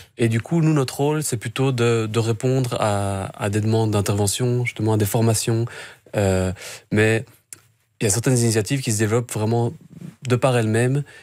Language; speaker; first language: French; native; French